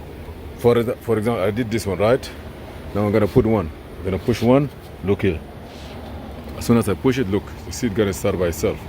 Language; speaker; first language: English; non-native, fluent; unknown